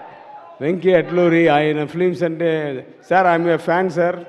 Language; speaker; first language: Telugu; non-native, learner; Tamil